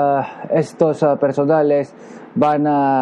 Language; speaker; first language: Spanish; non-native, learner; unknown